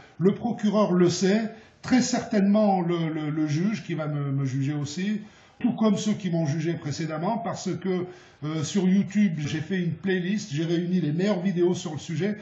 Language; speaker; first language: French; early bilingual, other home language; Arabic